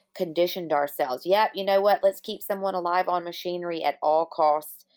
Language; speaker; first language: English; native; English